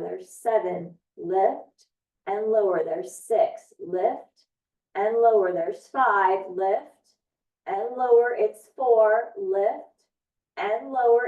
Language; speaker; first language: English; native; English